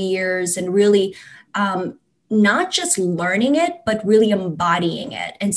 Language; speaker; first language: English; non-native, local second language; Cantonese